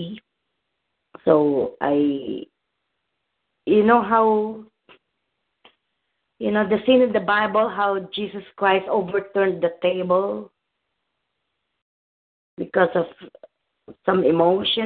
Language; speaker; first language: English; non-native, local second language; Filipino